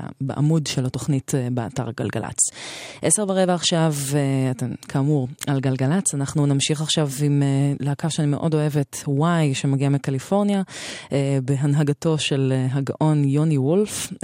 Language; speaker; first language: Hebrew; native; Hebrew